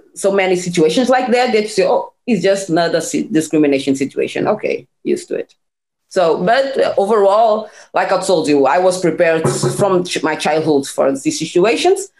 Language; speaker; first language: English; non-native, fluent; Portuguese